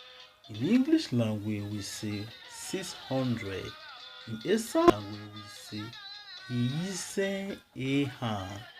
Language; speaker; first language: English; non-native, local second language; Esan